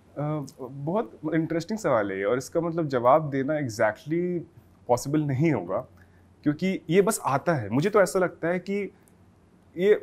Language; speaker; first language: Hindi; native; Hindi